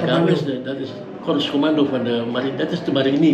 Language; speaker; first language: Dutch; early bilingual, heritage; Dutch